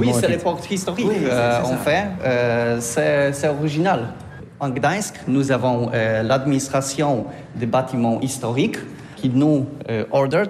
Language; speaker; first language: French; non-native, learner; Polish